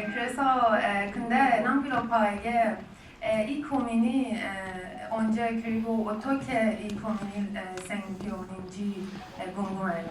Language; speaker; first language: Korean; non-native, learner; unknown